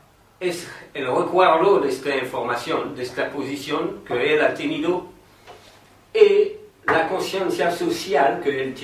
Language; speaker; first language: Spanish; non-native, fluent; French